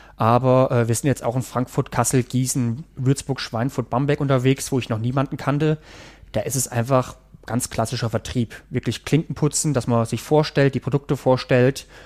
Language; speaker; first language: German; native; German